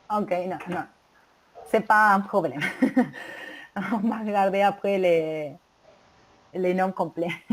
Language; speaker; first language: French; non-native, learner; Spanish